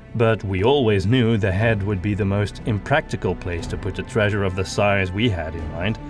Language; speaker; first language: English; non-native, fluent; Dutch